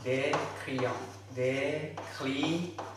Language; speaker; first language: French; non-native, learner; Thai